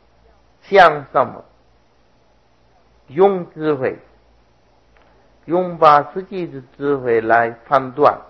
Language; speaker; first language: Chinese; non-native, fluent; Sinhala